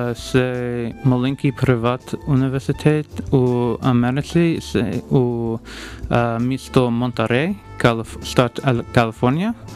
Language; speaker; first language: Ukrainian; non-native, learner; English